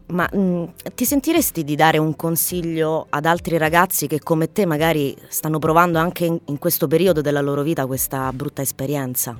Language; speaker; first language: Italian; native; Italian